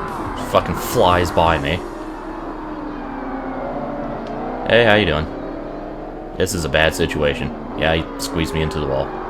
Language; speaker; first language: English; native; English